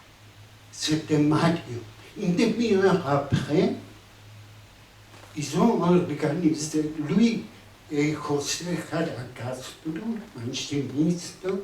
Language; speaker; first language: French; non-native, fluent; Spanish